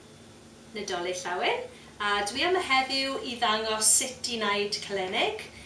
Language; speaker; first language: Welsh; non-native, fluent; English